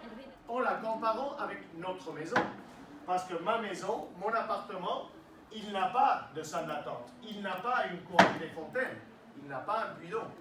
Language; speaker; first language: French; non-native, fluent; Spanish